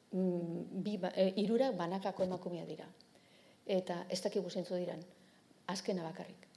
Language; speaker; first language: Basque; native; Basque